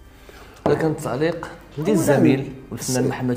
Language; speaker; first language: Arabic; native; Arabic